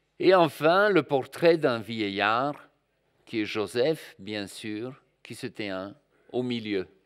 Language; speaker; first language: French; non-native, fluent; Bulgarian